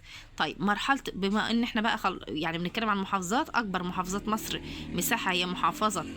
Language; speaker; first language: Arabic; native; Arabic